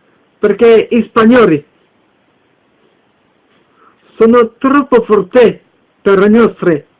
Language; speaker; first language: Italian; early bilingual, heritage; French